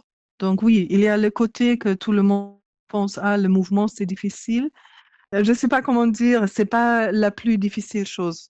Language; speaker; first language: French; non-native, fluent; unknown